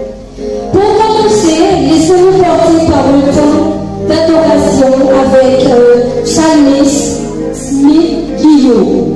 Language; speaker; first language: French; non-native, local second language; Haitian Creole